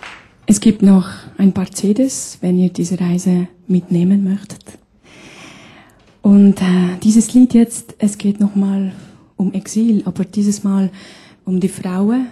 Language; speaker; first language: German; non-native, fluent; Albanian